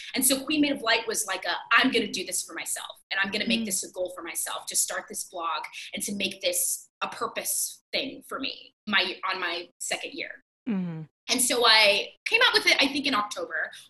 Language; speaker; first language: English; native; English